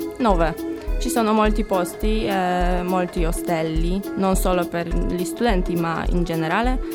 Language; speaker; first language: Italian; non-native, fluent; Polish